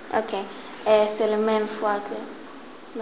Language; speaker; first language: French; non-native, learner; English